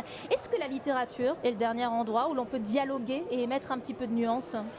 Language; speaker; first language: French; native; French